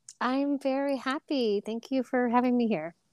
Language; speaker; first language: English; native; English